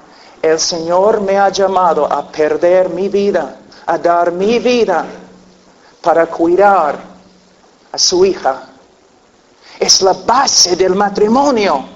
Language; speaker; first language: Spanish; non-native, fluent; English